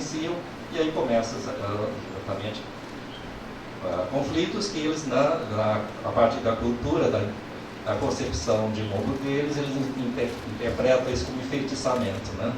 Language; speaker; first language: Portuguese; native; Portuguese